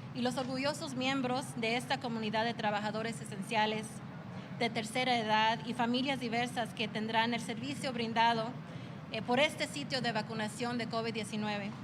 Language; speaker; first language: Spanish; early bilingual, other home language; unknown